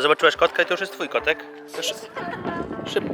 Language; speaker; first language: Polish; native; Polish